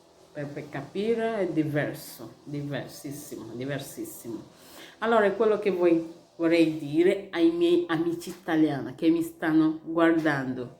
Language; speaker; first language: Italian; non-native, learner; Igbo